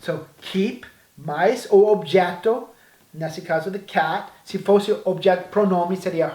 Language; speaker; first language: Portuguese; non-native, fluent; English